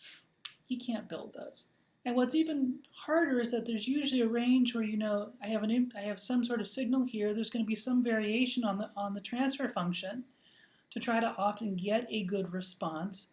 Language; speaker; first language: English; native; English